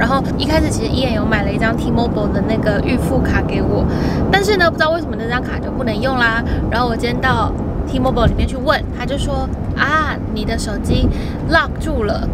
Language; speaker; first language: Chinese; native; Chinese